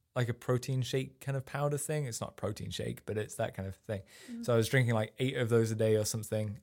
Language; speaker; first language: English; native; English